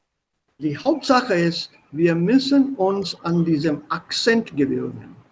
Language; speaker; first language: German; non-native, fluent; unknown